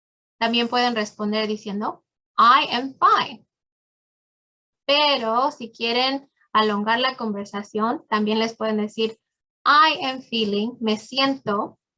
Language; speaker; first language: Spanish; early bilingual, heritage; Spanish